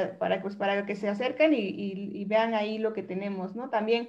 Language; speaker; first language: Spanish; native; Spanish